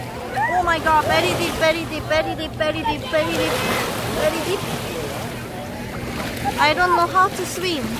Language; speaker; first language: English; non-native, learner; Korean